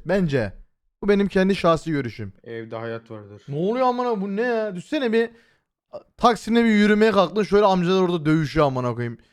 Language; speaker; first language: Turkish; native; Turkish